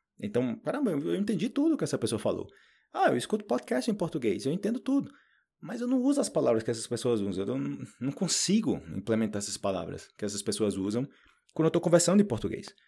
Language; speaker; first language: Portuguese; native; Portuguese